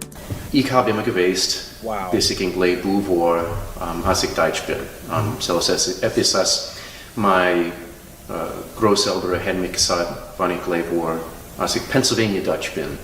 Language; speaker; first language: German; early bilingual, heritage; Pennsylvania German